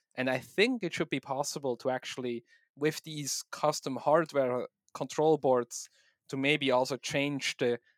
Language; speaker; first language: English; non-native, fluent; German